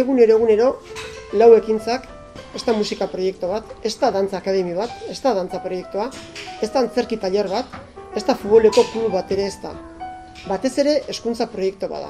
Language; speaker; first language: Basque; native; Basque